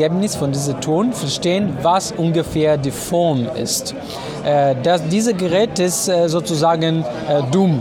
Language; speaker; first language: German; non-native, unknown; Italian